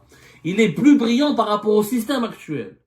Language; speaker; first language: French; non-native, local second language; Arabic